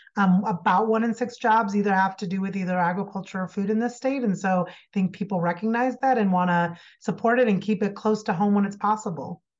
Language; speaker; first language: English; native; English